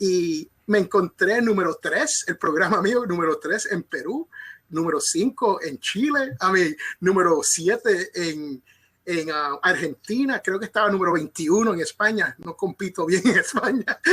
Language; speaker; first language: Spanish; early bilingual, other home language; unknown